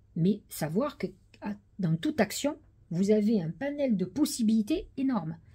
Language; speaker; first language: French; native; French